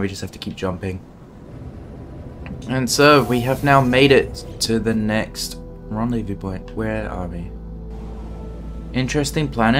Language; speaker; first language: English; native; English